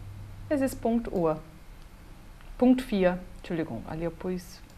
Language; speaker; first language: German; non-native, fluent; Portuguese